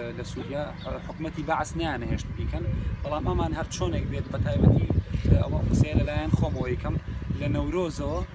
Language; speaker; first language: Central Kurdish; early bilingual, other home language; Kurdish